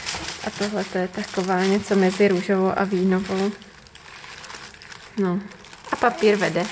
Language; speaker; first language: Czech; native; Czech